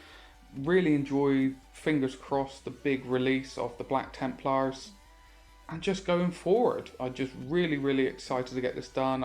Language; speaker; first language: English; native; English